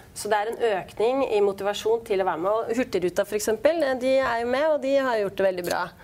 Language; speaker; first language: Norwegian; native; Norwegian